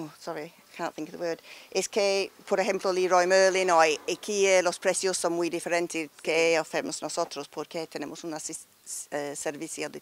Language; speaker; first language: Spanish; non-native, learner; English